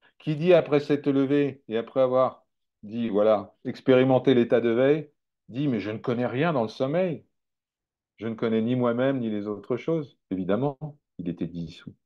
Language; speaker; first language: French; native; French